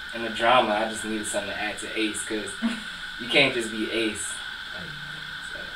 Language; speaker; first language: English; native; English